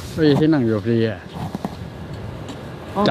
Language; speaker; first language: Thai; native; Thai